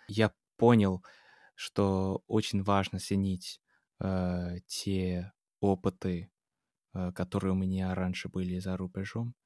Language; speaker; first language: Russian; non-native, fluent; English